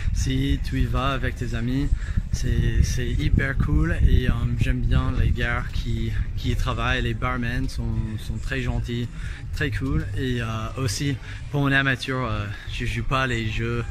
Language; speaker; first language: French; non-native, fluent; English